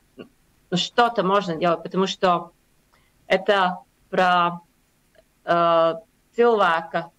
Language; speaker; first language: Russian; non-native, local second language; Latvian